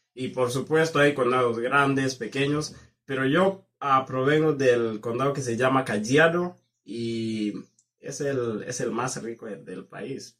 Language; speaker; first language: Spanish; non-native, fluent; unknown